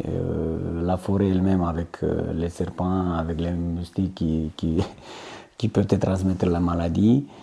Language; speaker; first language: French; non-native, fluent; Romanian